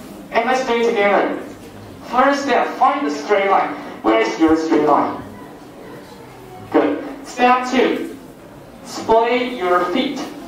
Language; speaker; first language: English; non-native, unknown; Chinese